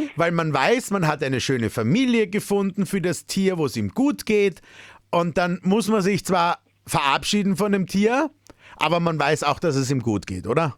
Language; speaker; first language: German; native; German